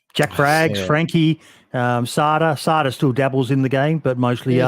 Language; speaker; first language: English; native; English